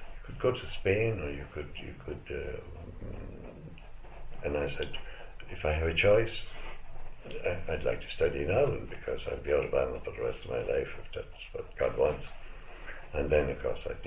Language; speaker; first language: English; native; English